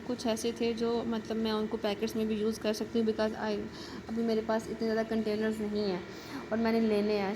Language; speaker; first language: Urdu; native; Urdu